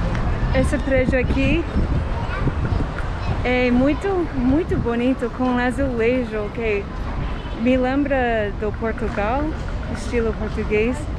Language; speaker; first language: Portuguese; non-native, fluent; English